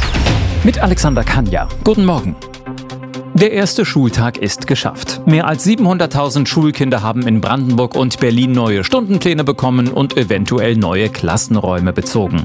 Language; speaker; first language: German; native; German